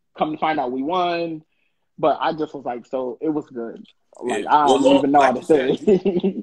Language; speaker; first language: English; native; English